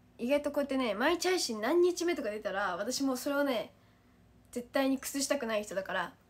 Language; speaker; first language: Japanese; native; Japanese